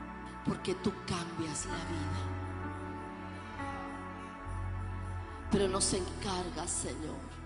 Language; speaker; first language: Spanish; native; Spanish